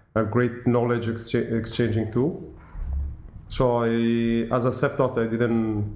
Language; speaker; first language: English; non-native, fluent; Italian